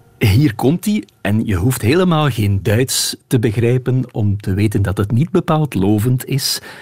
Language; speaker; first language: Dutch; native; Dutch